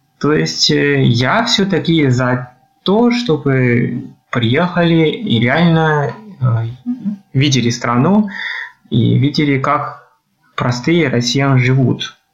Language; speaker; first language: Russian; non-native, fluent; Chinese